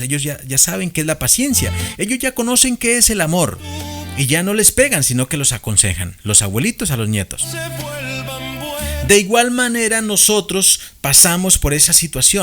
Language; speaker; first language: Spanish; native; Spanish